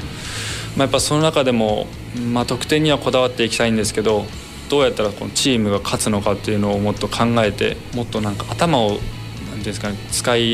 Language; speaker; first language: Japanese; native; Japanese